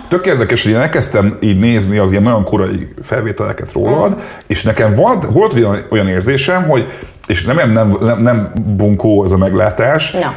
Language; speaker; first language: Hungarian; native; Hungarian